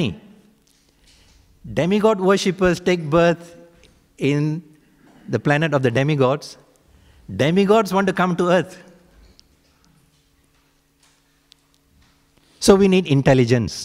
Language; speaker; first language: English; non-native, local second language; Tamil